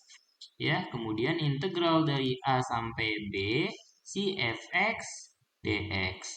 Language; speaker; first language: Indonesian; native; Indonesian